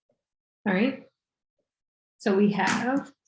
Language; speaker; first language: English; native; English